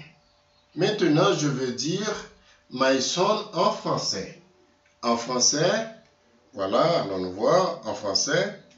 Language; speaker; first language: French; non-native, local second language; Haitian Creole